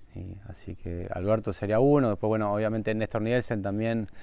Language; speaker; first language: Spanish; native; Spanish